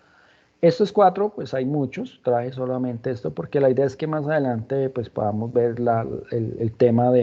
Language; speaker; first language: Spanish; native; Spanish